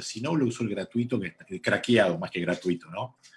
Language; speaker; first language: Spanish; native; Spanish